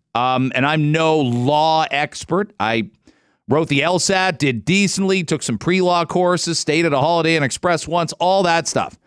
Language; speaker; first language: English; native; English